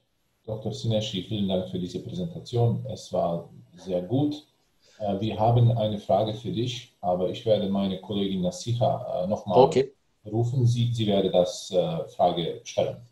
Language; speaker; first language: German; non-native, learner; Bosnian